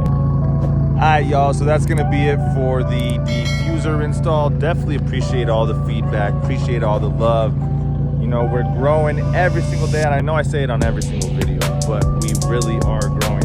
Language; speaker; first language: English; native; English